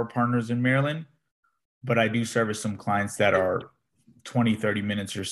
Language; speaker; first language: English; native; English